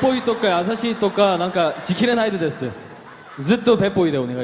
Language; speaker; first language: Japanese; non-native, learner; Korean